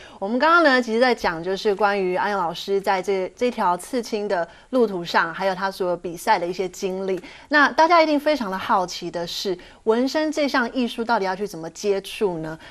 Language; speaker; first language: Chinese; native; Chinese